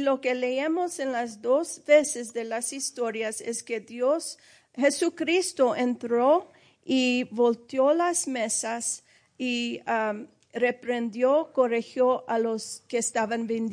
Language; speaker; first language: Spanish; early bilingual, heritage; Spanish